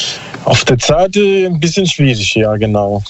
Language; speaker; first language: German; non-native, learner; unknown